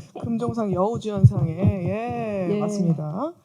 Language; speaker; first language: Korean; native; Korean